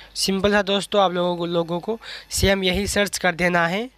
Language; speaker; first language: Hindi; native; Hindi